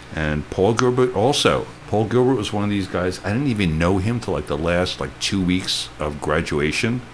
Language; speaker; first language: English; native; English